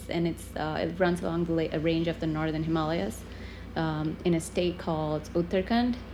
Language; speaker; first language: English; non-native, local second language; Tamil